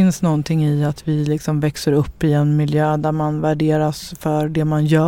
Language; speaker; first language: Swedish; native; Swedish